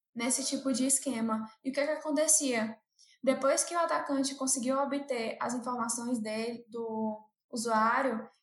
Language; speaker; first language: Portuguese; native; Portuguese